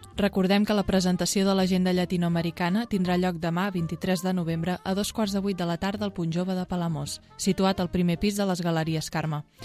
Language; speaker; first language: Catalan; native; Catalan